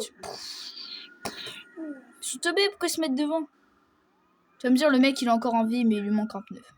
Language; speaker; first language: French; native; French